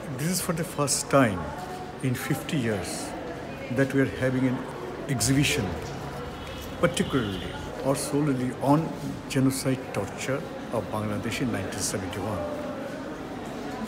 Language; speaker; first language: English; non-native, local second language; Bangla